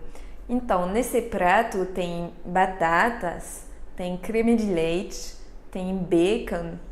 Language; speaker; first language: Portuguese; non-native, fluent; French